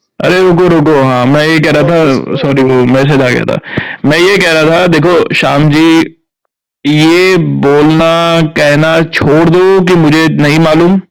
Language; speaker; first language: Hindi; non-native, local second language; Maithili